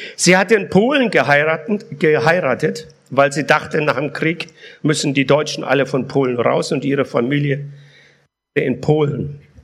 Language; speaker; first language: German; early bilingual, other home language; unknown